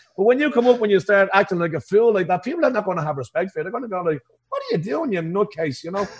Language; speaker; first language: English; native; English